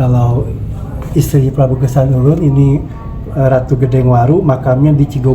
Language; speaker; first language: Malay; non-native, local second language; Sundanese